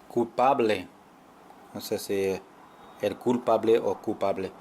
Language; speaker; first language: Spanish; non-native, fluent; English